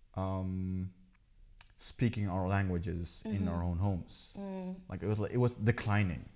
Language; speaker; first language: English; early bilingual, heritage; Dutch